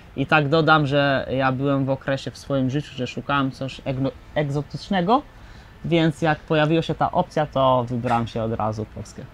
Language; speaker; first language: Polish; non-native, fluent; Albanian